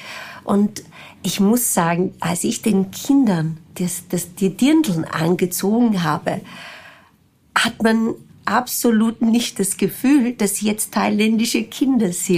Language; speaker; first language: German; non-native, fluent; Portuguese